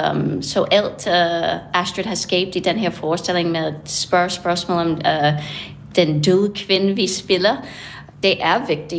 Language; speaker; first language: Danish; non-native, fluent; English